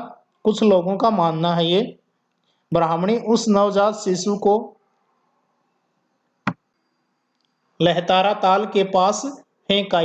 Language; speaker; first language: Hindi; native; Hindi